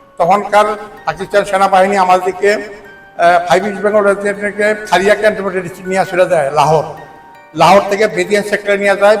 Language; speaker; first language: Bangla; native; Bangla